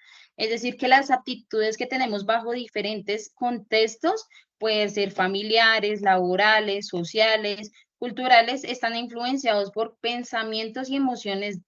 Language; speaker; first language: Spanish; native; Spanish